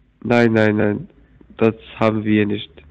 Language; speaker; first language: German; non-native, fluent; Arabic